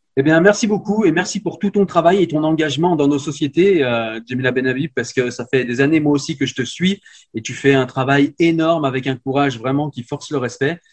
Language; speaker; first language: French; native; French